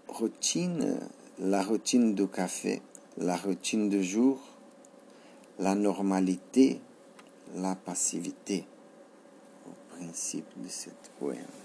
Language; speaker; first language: French; non-native, learner; Portuguese